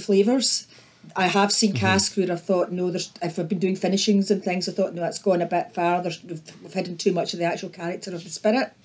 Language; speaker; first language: English; native; English